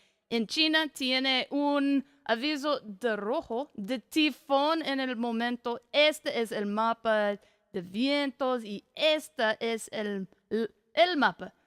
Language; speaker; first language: Spanish; non-native, learner; English